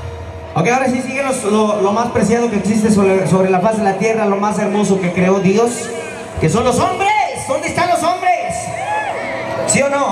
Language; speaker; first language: Spanish; native; Spanish